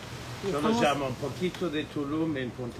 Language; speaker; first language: Spanish; non-native, fluent; English